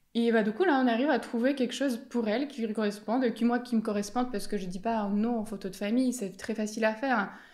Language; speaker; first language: French; non-native, fluent; Polish